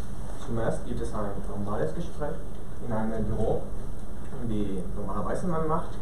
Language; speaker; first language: German; non-native, learner; Spanish